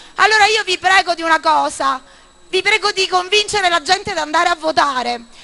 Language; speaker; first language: Italian; native; Italian